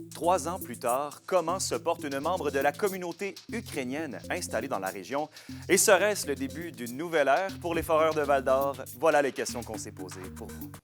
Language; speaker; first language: French; native; French